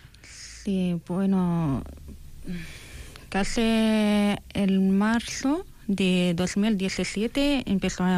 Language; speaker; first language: Spanish; non-native, learner; Arabic